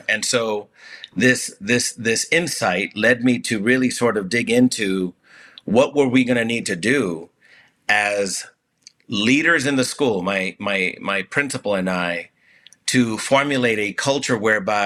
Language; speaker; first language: English; early bilingual, other home language; Spanish